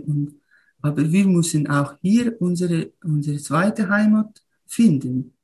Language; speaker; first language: German; non-native, learner; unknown